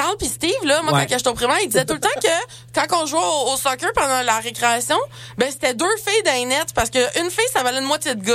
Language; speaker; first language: French; native; French